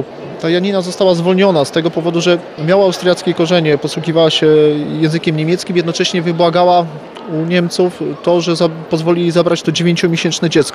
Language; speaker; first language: Polish; native; Polish